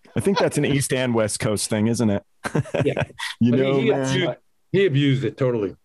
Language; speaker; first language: English; native; English